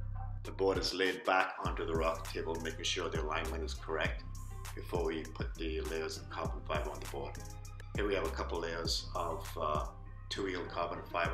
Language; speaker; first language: English; native; English